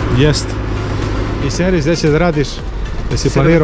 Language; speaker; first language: Croatian; native; Croatian